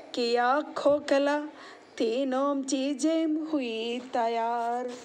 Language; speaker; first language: Hindi; non-native, local second language; Malayalam